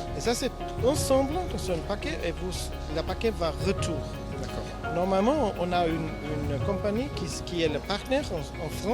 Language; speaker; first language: French; non-native, learner; German